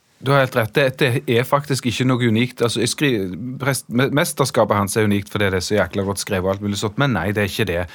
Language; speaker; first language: Norwegian; native; Norwegian